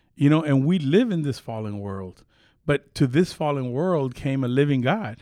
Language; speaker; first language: English; early bilingual, other home language; Spanish